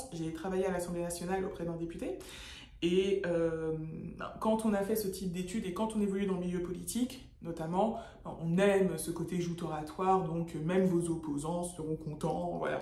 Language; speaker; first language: French; native; French